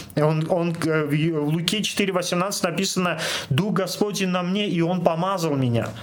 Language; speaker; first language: Russian; non-native, local second language; Armenian